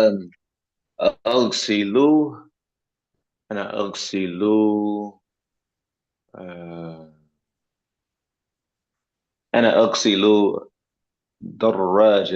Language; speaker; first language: Arabic; non-native, learner; English